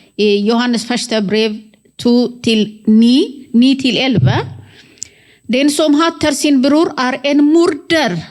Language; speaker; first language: Norwegian; non-native, fluent; Amharic